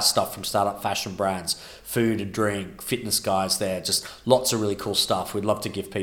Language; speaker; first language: English; native; English